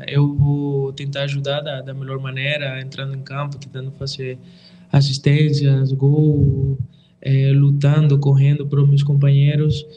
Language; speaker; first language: Portuguese; non-native, fluent; Spanish